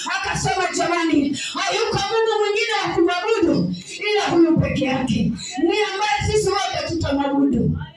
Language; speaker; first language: Swahili; native; Swahili